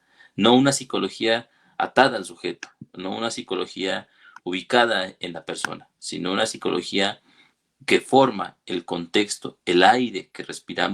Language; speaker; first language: Spanish; native; Spanish